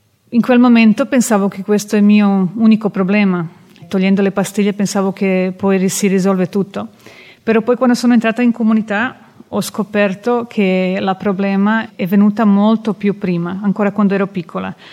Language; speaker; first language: Italian; non-native, fluent; Croatian